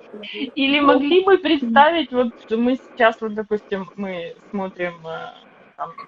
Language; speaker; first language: Russian; native; Russian